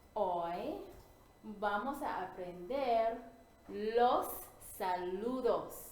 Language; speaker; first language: Spanish; non-native, fluent; English